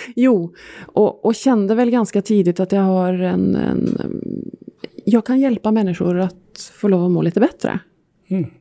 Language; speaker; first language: Swedish; non-native, fluent; Norwegian